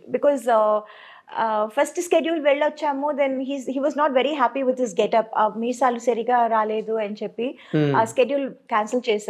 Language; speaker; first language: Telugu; non-native, local second language; Tamil